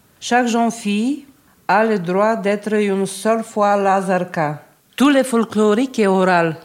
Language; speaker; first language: French; non-native, learner; Bulgarian